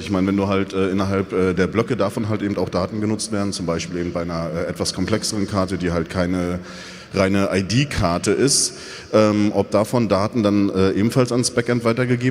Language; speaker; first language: German; native; German